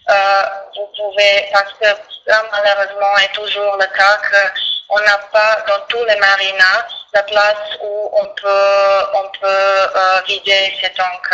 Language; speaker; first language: French; non-native, fluent; Croatian